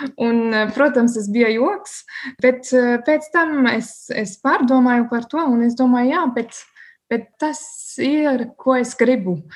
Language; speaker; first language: Latvian; non-native, learner; German